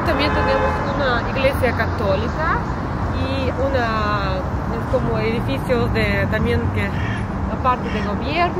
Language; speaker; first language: Spanish; non-native, learner; Russian